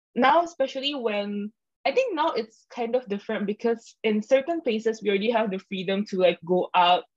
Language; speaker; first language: English; non-native, fluent; Indonesian